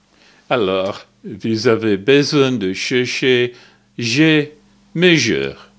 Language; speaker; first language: French; non-native, learner; English